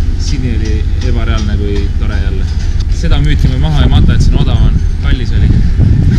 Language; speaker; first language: Estonian; native; Estonian